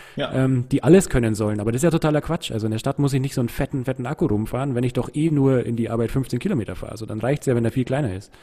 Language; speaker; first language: German; native; German